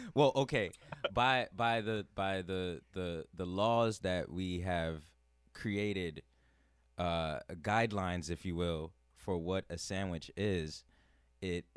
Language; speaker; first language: English; early bilingual, other home language; Spanish